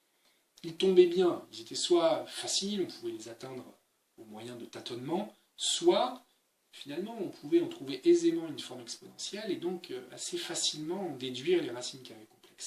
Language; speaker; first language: French; native; French